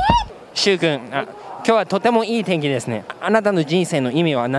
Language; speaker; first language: Japanese; early bilingual, heritage; English